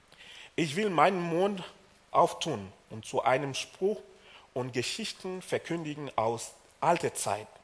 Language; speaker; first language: German; non-native, fluent; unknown